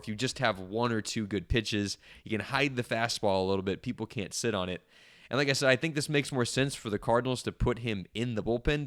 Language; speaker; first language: English; native; English